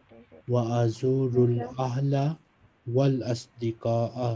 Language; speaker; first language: Arabic; non-native, fluent; Urdu